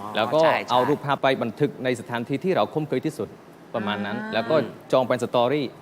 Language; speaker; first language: Thai; non-native, fluent; Khmer